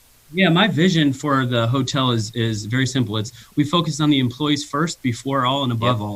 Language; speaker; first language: English; native; English